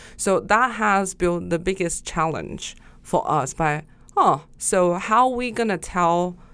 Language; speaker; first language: English; non-native, fluent; Chinese